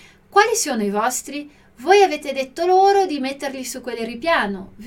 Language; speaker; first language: Italian; non-native, fluent; Portuguese